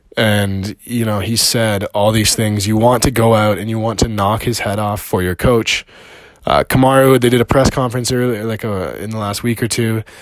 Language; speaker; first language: English; native; English